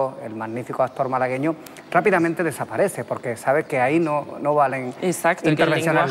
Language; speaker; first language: Spanish; native; Spanish